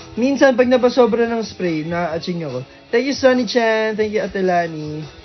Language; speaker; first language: Filipino; native; Filipino